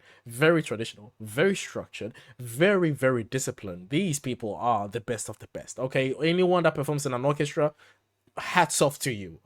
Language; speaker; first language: English; native; English